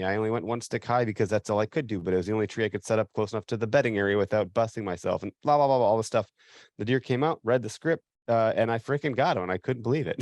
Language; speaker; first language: English; native; English